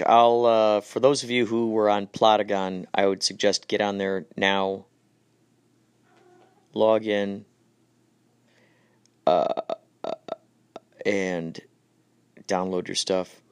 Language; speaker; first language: English; native; English